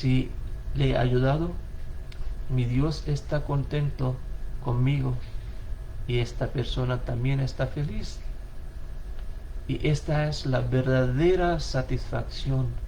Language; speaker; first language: Spanish; non-native, fluent; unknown